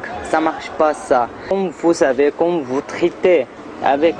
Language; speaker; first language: French; non-native, learner; Arabic